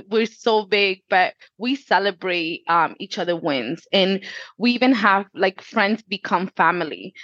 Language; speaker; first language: English; early bilingual, other home language; Spanish